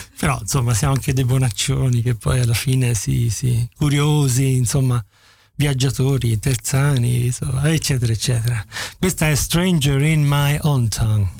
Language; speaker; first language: Italian; native; Italian